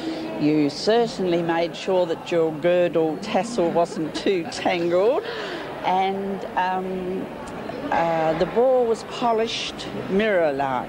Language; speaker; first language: English; native; English